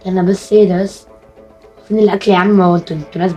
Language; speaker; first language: Arabic; native; Arabic